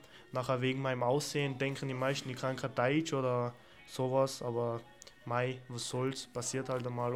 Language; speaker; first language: German; early bilingual, other home language; Turkish